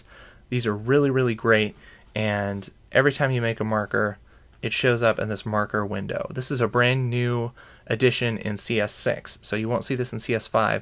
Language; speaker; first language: English; native; English